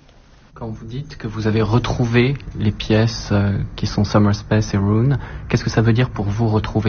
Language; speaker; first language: French; native; French